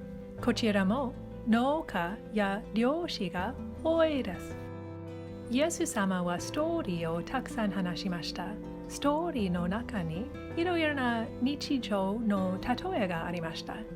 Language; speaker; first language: Japanese; non-native, learner; English